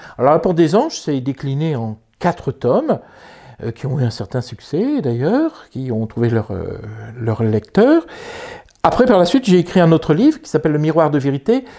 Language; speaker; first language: French; native; French